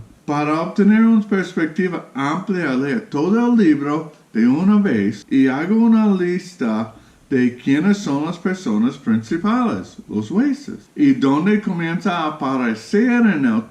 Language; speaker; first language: Spanish; non-native, fluent; English